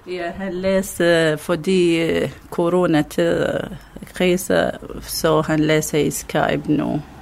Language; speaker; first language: Danish; non-native, learner; Arabic